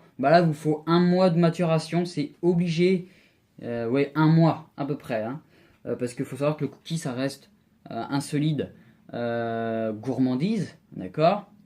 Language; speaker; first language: French; native; French